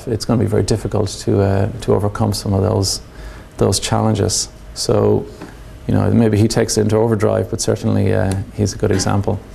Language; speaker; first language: English; native; English